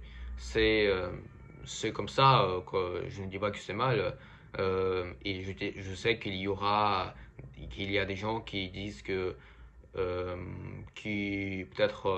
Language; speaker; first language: French; non-native, fluent; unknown